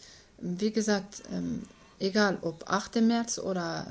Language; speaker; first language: German; non-native, learner; Kurdish